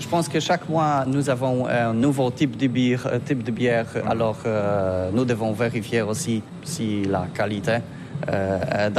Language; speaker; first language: French; non-native, learner; Polish